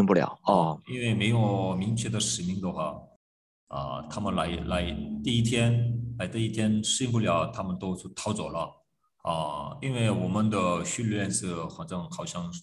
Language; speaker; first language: Chinese; non-native, fluent; Korean